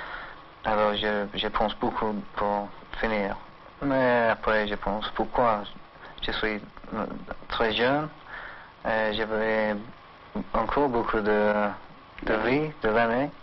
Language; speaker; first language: French; non-native, learner; English